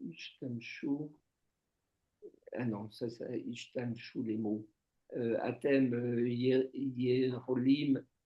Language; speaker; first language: Hebrew; non-native, learner; French